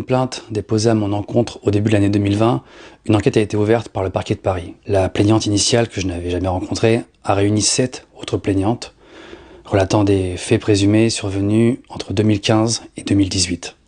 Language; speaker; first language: French; native; French